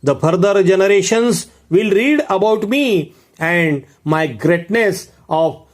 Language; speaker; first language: English; non-native, local second language; Marathi